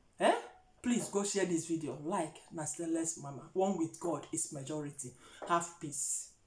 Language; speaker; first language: Nigerian Pidgin; non-native, local second language; Igbo